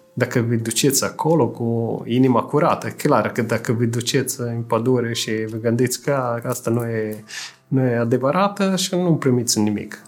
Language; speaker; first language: Romanian; non-native, fluent; Italian